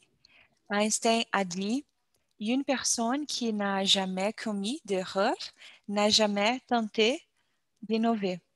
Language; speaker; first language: French; non-native, learner; Portuguese